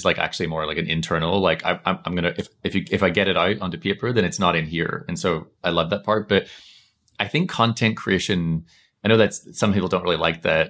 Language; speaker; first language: English; native; English